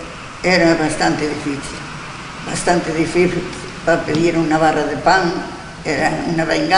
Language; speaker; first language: Spanish; non-native, local second language; Galician